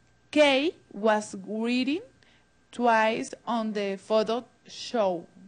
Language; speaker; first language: English; non-native, learner; Spanish